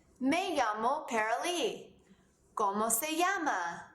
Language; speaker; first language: Spanish; non-native, fluent; English